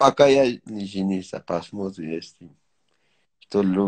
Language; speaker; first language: Russian; non-native, learner; Tajik